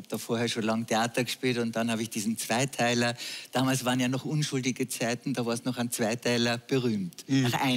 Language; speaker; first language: German; native; German